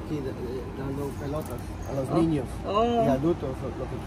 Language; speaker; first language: Spanish; native; Spanish